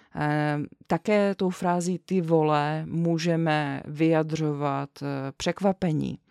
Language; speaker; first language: Czech; native; Czech